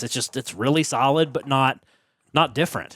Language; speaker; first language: English; native; English